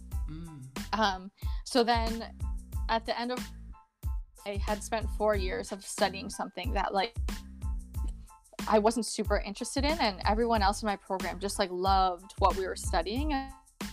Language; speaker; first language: English; native; English